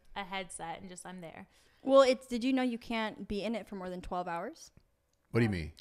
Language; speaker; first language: English; native; English